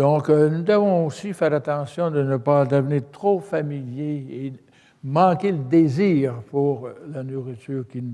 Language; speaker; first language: French; native; French